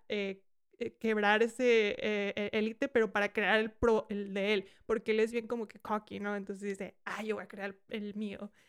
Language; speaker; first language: Spanish; early bilingual, heritage; Spanish